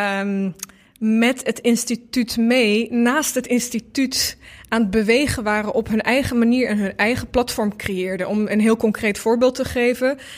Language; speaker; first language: Dutch; early bilingual, other home language; Bosnian